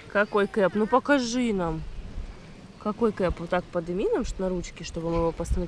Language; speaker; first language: Russian; native; Russian